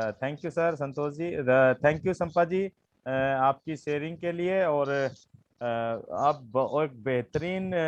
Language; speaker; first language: Hindi; native; Hindi